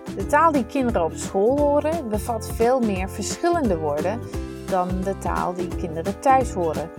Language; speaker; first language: Dutch; non-native, fluent; English